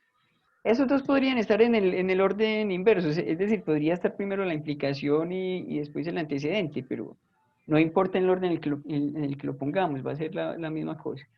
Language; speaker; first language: Spanish; native; Spanish